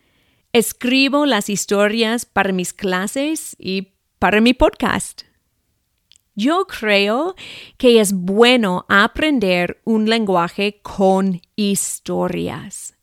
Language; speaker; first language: Spanish; non-native, fluent; English